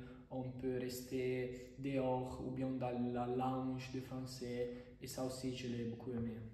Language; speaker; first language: French; non-native, fluent; Italian